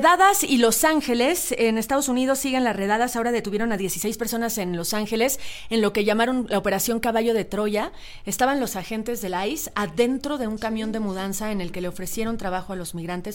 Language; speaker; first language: Spanish; native; Spanish